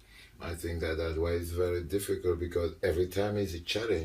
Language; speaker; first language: English; non-native, local second language; French